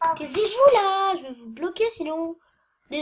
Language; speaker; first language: French; native; French